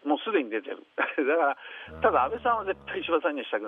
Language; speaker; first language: Japanese; native; Japanese